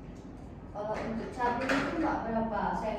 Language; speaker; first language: Indonesian; native; Indonesian